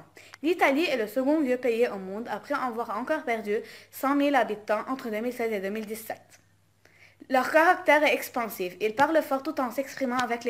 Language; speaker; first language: French; non-native, local second language; Arabic